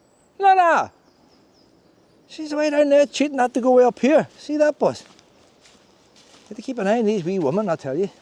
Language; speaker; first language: English; native; English